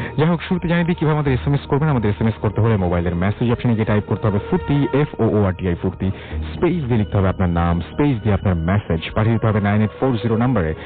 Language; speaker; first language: Bangla; native; Bangla